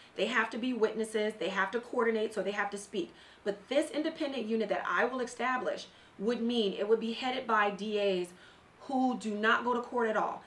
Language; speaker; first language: English; native; English